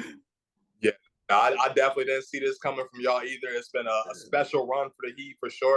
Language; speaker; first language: English; native; English